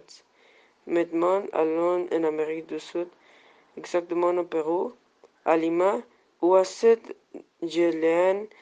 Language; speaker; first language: French; non-native, learner; Spanish